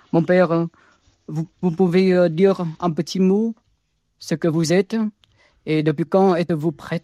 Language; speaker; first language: French; non-native, fluent; Vietnamese